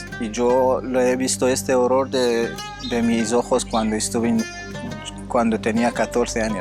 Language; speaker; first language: Spanish; non-native, fluent; Persian